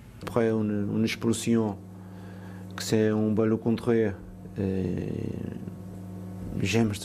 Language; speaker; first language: French; non-native, fluent; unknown